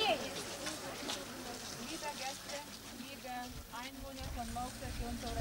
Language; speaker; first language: German; non-native, fluent; Lithuanian